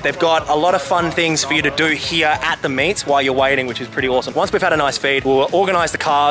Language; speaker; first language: English; native; English